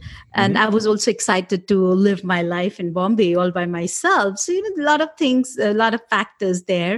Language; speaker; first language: English; non-native, local second language; Hindi